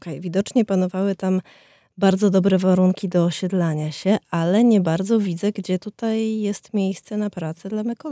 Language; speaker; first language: Polish; native; Polish